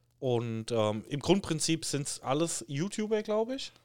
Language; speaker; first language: German; native; German